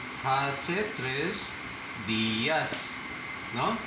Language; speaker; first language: Spanish; non-native, fluent; Filipino